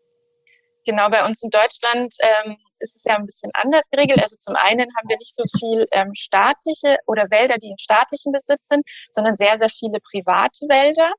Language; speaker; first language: German; native; German